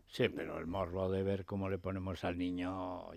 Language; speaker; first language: Spanish; native; Spanish